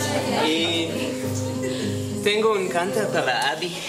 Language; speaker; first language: Spanish; non-native, learner; English